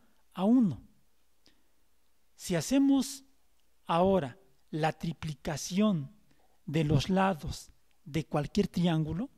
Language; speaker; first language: Spanish; native; Spanish